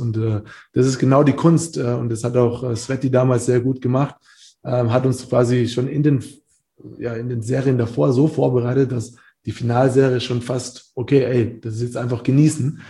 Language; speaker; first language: German; native; German